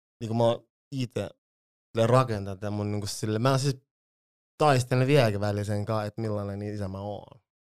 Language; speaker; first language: Finnish; early bilingual, other home language; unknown